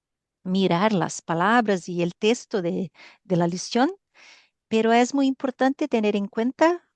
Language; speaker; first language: Spanish; non-native, learner; Portuguese